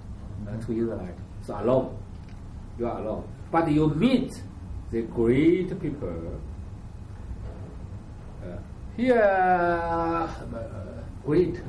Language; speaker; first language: English; non-native, learner; Chinese